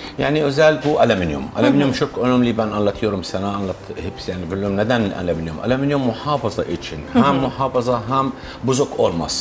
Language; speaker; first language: Turkish; non-native, learner; Arabic